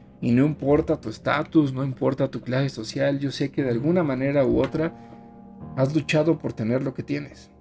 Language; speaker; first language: Spanish; native; Spanish